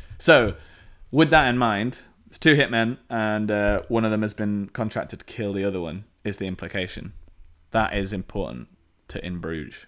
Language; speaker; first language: English; native; English